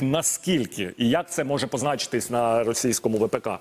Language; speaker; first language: Ukrainian; native; Ukrainian